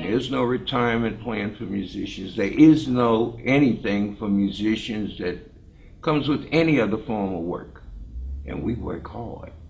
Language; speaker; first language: English; native; English